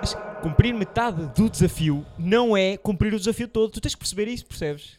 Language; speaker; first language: Portuguese; native; Portuguese